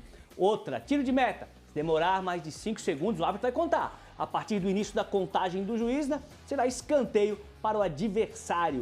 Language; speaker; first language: Portuguese; native; Portuguese